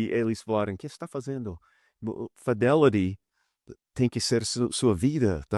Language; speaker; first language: Portuguese; non-native, fluent; English